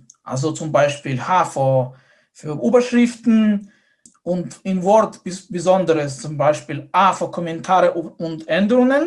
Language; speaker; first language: German; non-native, fluent; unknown